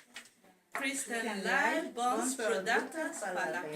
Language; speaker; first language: Catalan; non-native, learner; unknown